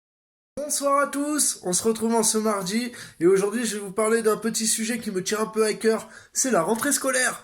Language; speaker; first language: French; native; French